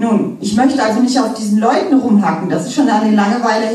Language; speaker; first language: German; native; German